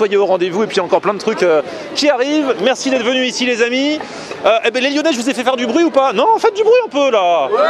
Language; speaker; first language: French; native; French